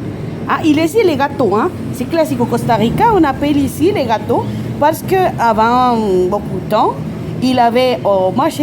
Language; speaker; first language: French; non-native, fluent; Spanish